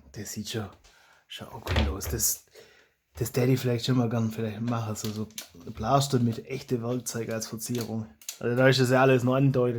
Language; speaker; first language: German; native; German